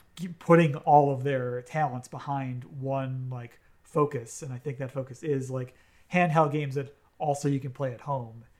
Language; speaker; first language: English; native; English